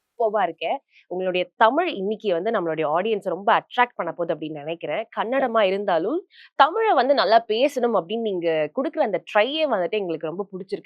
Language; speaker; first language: Tamil; native; Tamil